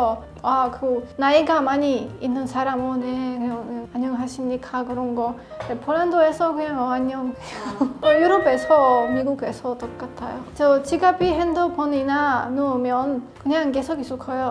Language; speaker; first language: Korean; non-native, learner; Polish